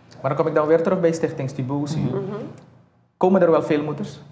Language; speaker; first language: Dutch; native; Dutch